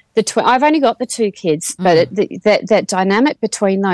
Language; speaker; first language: English; native; English